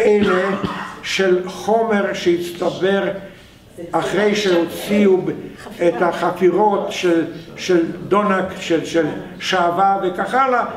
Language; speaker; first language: Hebrew; non-native, fluent; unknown